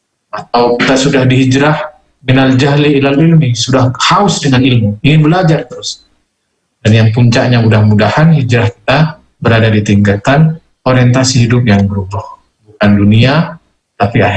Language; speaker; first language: Indonesian; native; Indonesian